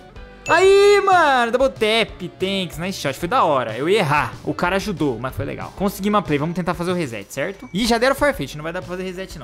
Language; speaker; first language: Portuguese; native; Portuguese